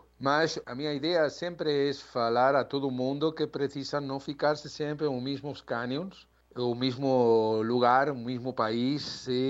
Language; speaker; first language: Portuguese; non-native, learner; Spanish